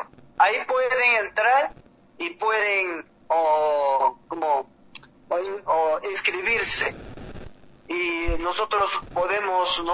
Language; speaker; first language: Spanish; non-native, learner; Korean